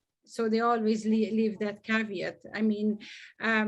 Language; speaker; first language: English; non-native, fluent; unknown